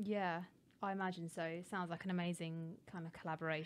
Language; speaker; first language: English; native; English